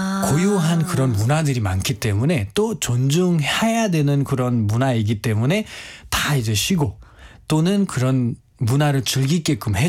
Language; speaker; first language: Korean; non-native, fluent; Nepali